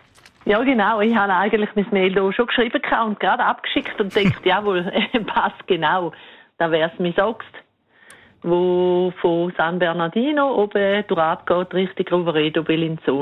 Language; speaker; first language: German; native; German